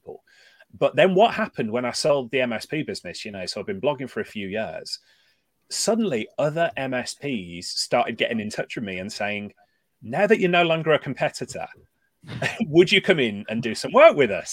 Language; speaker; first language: English; native; English